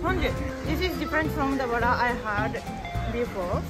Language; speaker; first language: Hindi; non-native, fluent; Japanese